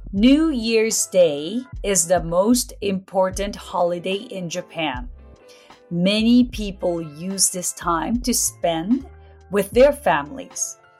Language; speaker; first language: English; non-native, fluent; Japanese